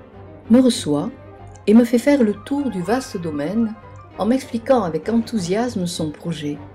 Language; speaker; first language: French; native; French